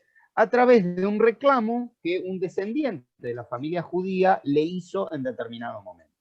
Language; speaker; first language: Spanish; native; Spanish